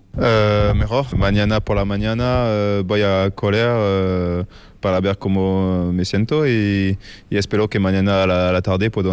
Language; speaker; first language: Spanish; non-native, learner; French